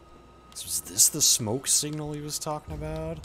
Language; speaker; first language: English; native; English